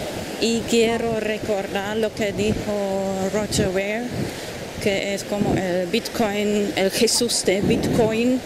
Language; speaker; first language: Spanish; non-native, fluent; German